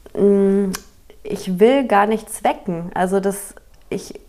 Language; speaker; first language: German; native; German